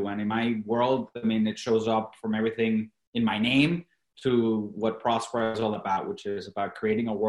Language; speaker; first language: English; non-native, fluent; Spanish